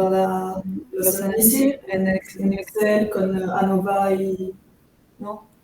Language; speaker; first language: Spanish; non-native, learner; French